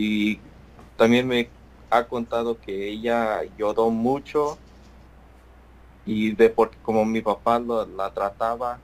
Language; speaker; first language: Spanish; early bilingual, heritage; Spanish